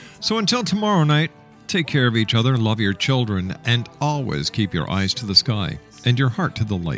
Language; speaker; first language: English; native; English